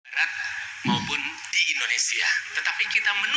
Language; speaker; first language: Indonesian; non-native, local second language; Sundanese